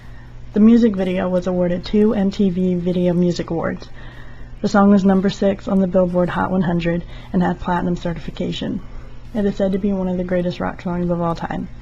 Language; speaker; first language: English; native; English